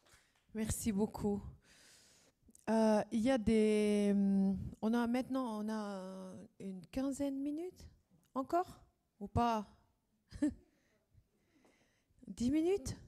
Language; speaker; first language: French; non-native, fluent; German